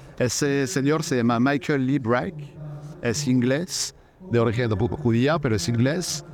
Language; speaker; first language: Spanish; non-native, fluent; French